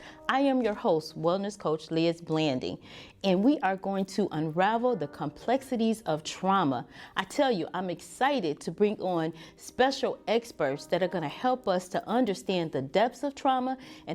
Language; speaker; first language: English; native; English